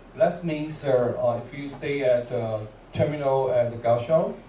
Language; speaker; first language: English; non-native, learner; Chinese